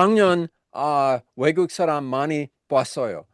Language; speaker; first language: Korean; non-native, learner; English